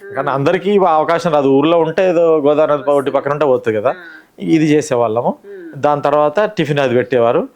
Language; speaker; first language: Telugu; native; Telugu